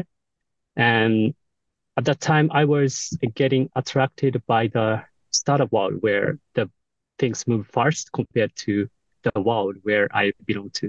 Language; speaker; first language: English; non-native, fluent; Japanese